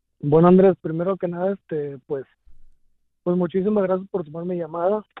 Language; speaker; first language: Spanish; native; Spanish